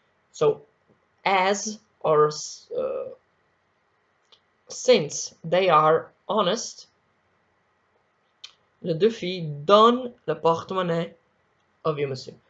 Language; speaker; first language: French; non-native, learner; Spanish